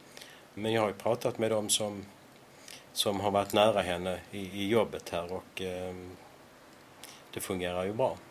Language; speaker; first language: Swedish; native; Swedish